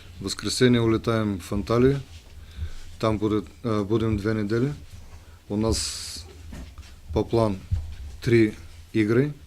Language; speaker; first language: Russian; non-native, learner; Bulgarian